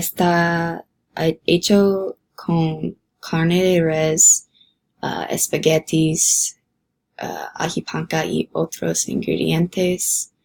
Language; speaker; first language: Spanish; non-native, learner; English